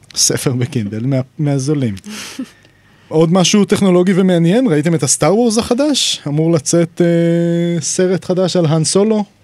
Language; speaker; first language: Hebrew; native; Hebrew